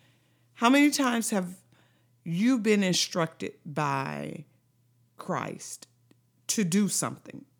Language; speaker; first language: English; native; English